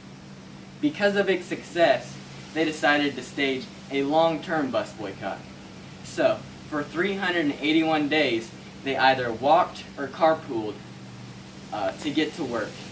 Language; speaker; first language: English; native; English